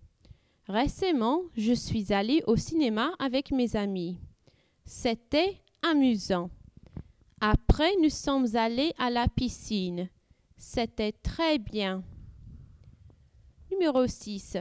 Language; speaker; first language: French; non-native, learner; English